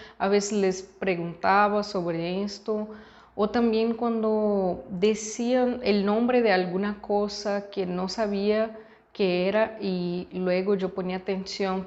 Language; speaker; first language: Spanish; non-native, fluent; Portuguese